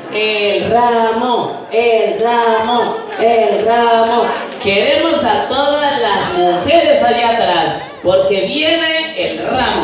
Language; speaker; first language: Spanish; native; Spanish